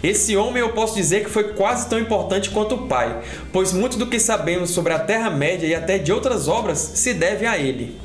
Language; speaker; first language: Portuguese; native; Portuguese